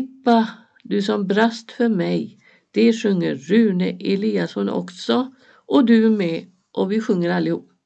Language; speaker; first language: Swedish; native; Swedish